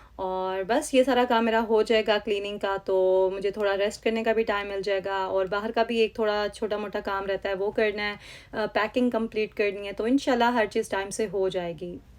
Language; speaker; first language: Urdu; native; Urdu